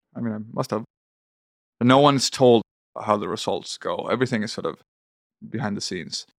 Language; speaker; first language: English; non-native, fluent; Swedish